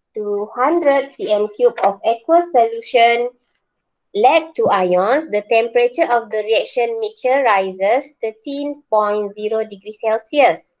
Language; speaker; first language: English; non-native, local second language; Malay